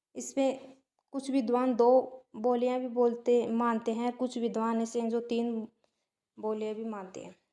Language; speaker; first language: Hindi; native; Hindi